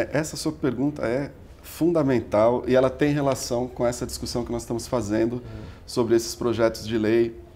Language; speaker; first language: Portuguese; native; Portuguese